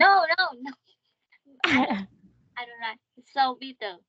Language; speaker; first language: English; non-native, learner; Vietnamese